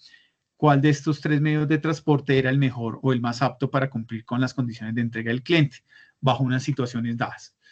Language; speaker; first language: Spanish; native; Spanish